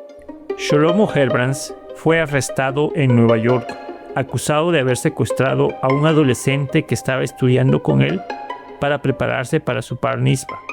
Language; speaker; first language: Spanish; native; Spanish